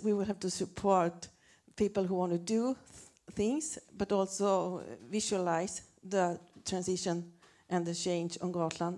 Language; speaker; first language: English; non-native, fluent; Swedish